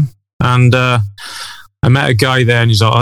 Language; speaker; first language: English; native; English